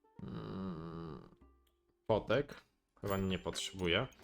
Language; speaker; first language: Polish; native; Polish